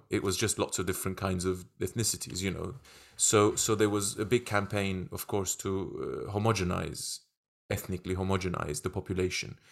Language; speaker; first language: English; non-native, fluent; Turkish